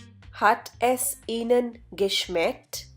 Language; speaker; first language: German; non-native, fluent; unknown